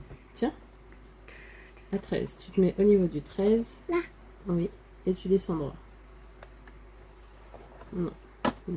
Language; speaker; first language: French; native; French